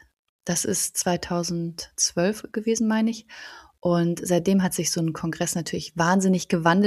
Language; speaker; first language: German; native; German